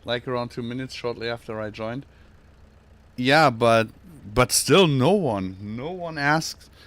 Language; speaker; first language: English; non-native, fluent; German